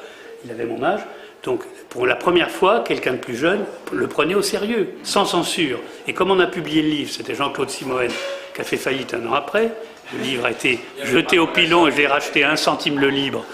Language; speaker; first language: French; native; French